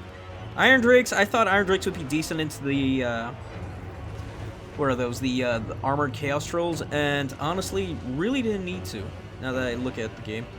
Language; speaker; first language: English; native; English